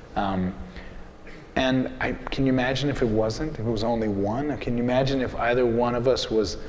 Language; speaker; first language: English; native; English